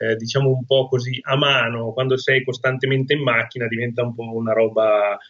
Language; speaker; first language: Italian; native; Italian